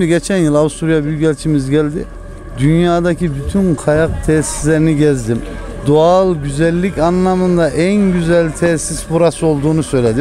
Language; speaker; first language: Turkish; native; Turkish